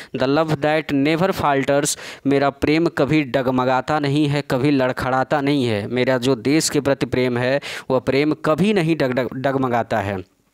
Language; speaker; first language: Hindi; native; Hindi